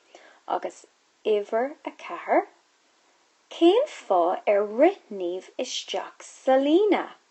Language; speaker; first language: Irish; non-native, local second language; English